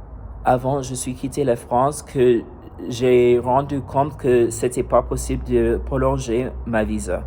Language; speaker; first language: French; non-native, fluent; English